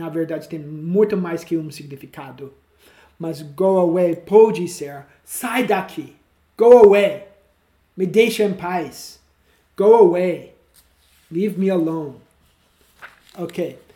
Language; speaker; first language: Portuguese; non-native, learner; English